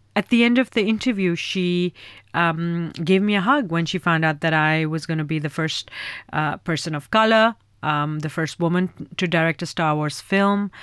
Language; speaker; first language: English; non-native, local second language; Urdu